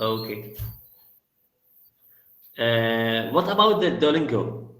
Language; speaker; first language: English; non-native, learner; Arabic